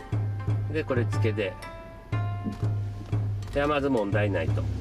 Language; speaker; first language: Japanese; native; Japanese